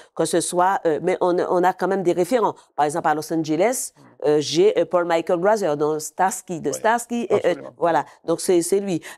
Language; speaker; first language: French; native; French